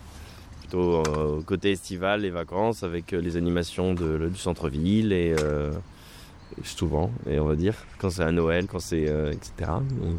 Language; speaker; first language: French; native; French